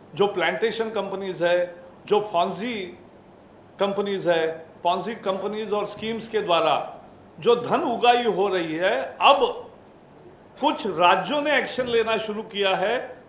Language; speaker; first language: Hindi; non-native, local second language; Marathi